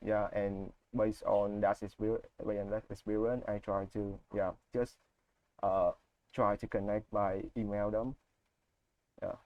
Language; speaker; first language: English; non-native, learner; Vietnamese